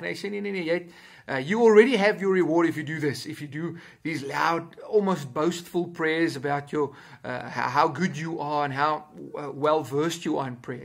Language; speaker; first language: English; non-native, local second language; Afrikaans